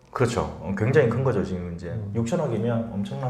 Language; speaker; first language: Korean; native; Korean